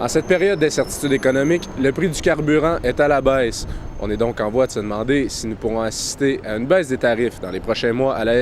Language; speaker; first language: French; native; French